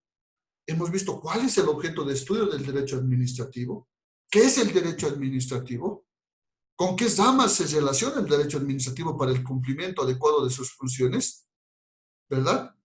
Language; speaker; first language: Spanish; native; Spanish